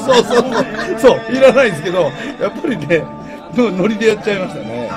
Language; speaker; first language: Japanese; native; Japanese